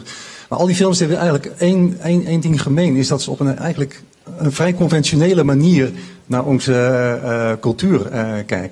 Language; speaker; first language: Dutch; native; Dutch